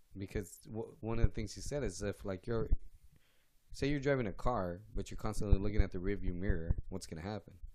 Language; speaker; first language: English; native; English